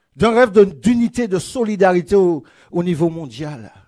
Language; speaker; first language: French; native; French